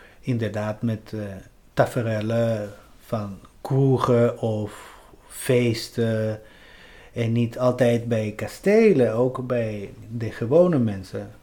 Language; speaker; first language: Dutch; non-native, fluent; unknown